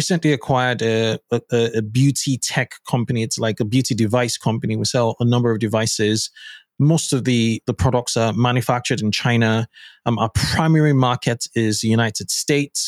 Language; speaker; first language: English; non-native, local second language; Yoruba